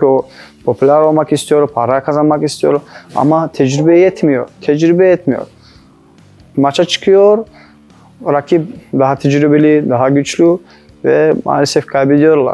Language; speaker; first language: Turkish; non-native, learner; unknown